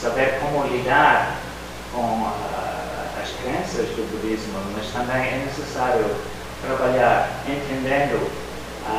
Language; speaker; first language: Portuguese; non-native, fluent; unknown